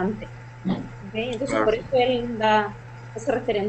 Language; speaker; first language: Spanish; native; Spanish